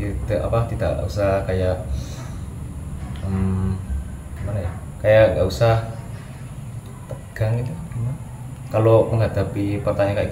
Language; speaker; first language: Indonesian; non-native, local second language; Javanese